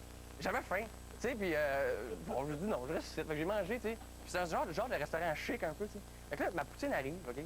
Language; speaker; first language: French; native; French